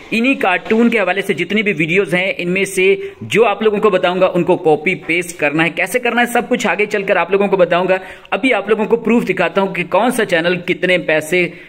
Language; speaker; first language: Urdu; non-native, local second language; Sindhi